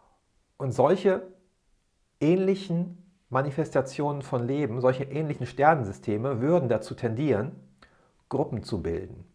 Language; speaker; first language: German; native; German